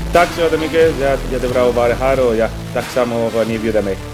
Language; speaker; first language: Swedish; non-native, fluent; Spanish